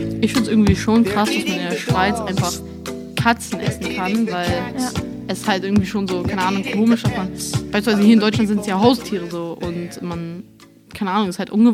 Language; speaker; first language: German; native; German